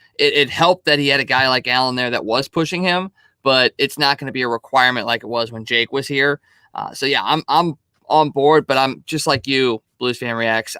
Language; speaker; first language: English; native; English